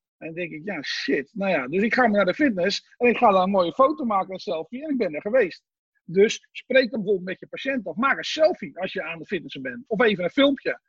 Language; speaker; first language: Dutch; native; Dutch